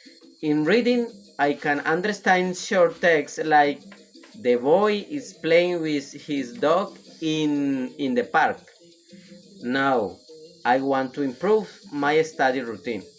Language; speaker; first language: English; non-native, learner; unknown